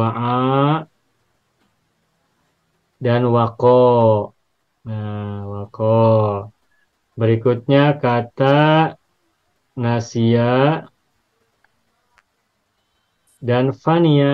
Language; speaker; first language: Indonesian; native; Indonesian